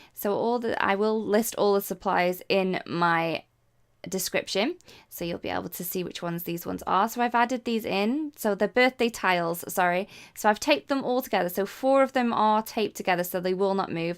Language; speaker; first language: English; native; English